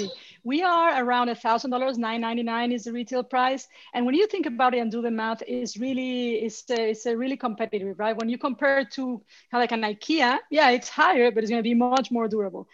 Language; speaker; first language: English; non-native, fluent; Spanish